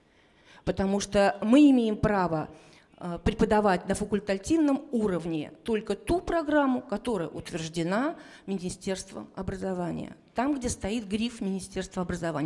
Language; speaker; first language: Russian; native; Russian